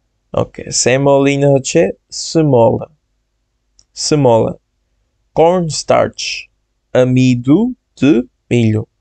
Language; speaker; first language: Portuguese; non-native, fluent; Bangla